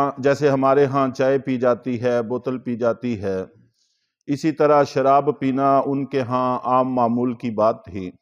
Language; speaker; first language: Urdu; native; Urdu